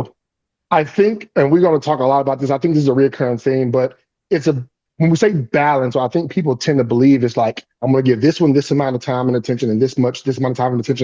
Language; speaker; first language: English; native; English